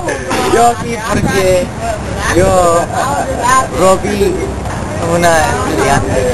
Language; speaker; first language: Spanish; non-native, learner; English